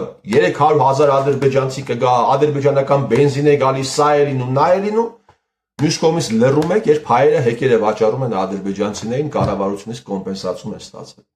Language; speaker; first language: Armenian; native; Armenian